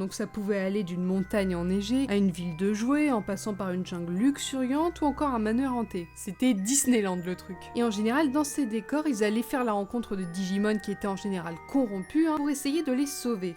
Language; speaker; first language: French; native; French